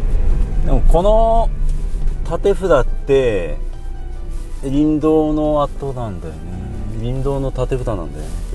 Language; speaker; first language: Japanese; native; Japanese